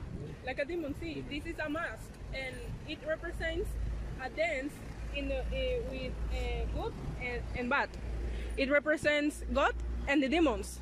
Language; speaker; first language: English; non-native, learner; Spanish